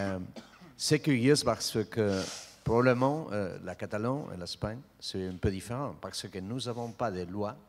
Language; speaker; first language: French; non-native, learner; Spanish